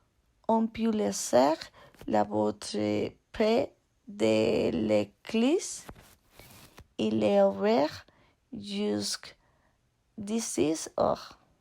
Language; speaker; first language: French; non-native, learner; Spanish